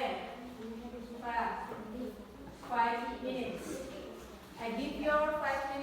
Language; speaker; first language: English; non-native, learner; Indonesian